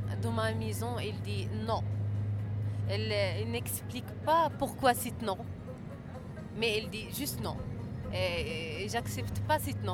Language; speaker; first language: French; non-native, learner; Arabic